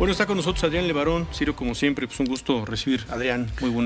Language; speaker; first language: Spanish; native; Spanish